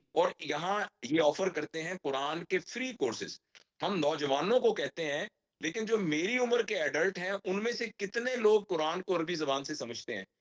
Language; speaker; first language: Urdu; non-native, local second language; Punjabi